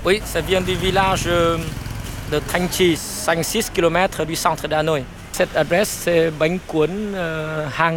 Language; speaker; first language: French; non-native, fluent; Vietnamese